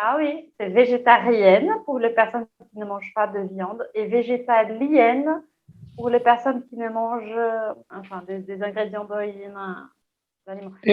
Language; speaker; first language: French; non-native, fluent; Portuguese